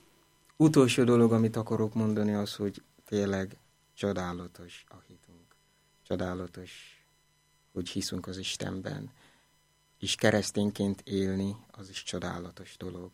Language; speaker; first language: Hungarian; non-native, fluent; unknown